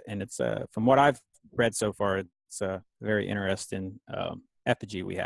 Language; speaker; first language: English; native; English